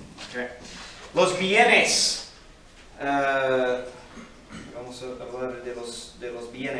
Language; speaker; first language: Spanish; non-native, fluent; English